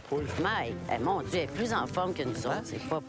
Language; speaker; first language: French; native; French